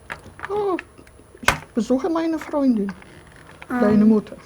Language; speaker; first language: German; non-native, fluent; Polish